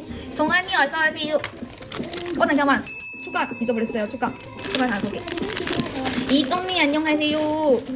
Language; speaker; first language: Korean; non-native, learner; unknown